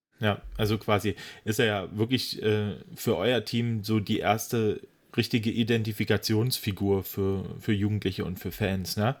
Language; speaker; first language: German; native; German